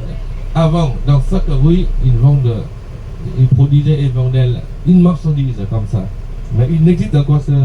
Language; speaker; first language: French; non-native, fluent; Vietnamese